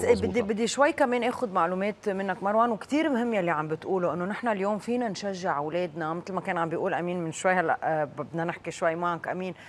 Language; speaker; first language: Arabic; native; Arabic